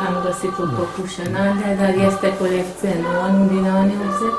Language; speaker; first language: Romanian; non-native, local second language; Hungarian